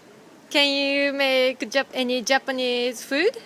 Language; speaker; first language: English; non-native, fluent; Japanese